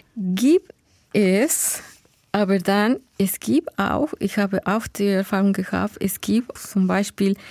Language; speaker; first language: German; non-native, learner; Spanish